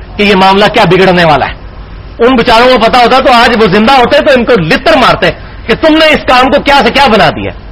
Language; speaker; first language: Urdu; non-native, local second language; Punjabi